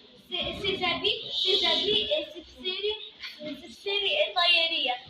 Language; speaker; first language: French; non-native, learner; Arabic